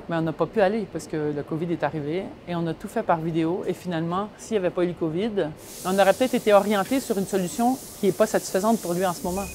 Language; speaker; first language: French; native; French